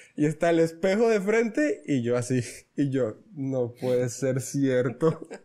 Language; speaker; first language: Spanish; native; Spanish